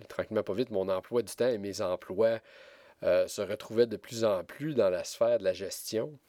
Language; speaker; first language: French; native; French